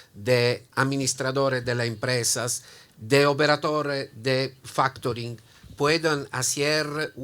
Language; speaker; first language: Spanish; non-native, learner; Italian